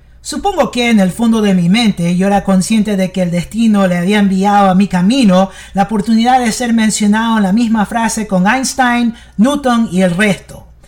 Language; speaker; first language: Spanish; early bilingual, heritage; English